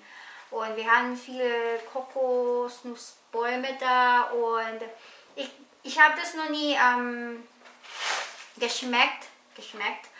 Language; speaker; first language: German; non-native, learner; Filipino